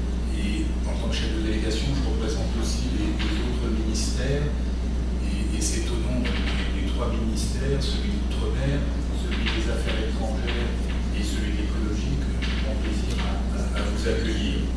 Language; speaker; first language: French; native; French